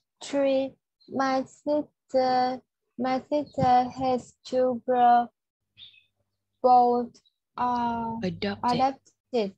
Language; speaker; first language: English; non-native, learner; Vietnamese